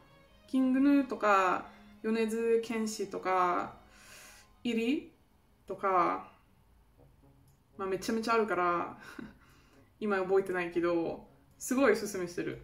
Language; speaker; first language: Japanese; non-native, fluent; German